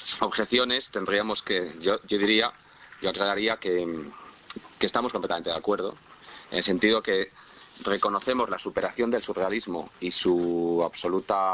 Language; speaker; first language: Spanish; native; Spanish